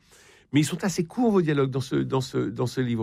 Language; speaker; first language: French; native; French